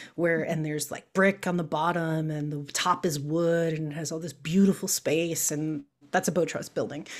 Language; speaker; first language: English; native; English